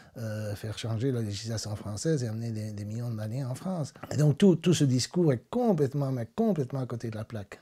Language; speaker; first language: French; native; French